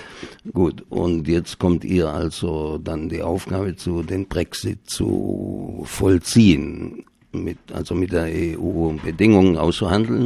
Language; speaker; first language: German; native; German